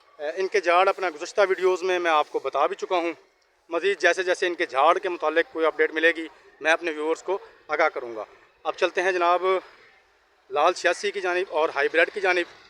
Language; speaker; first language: Urdu; non-native, local second language; Punjabi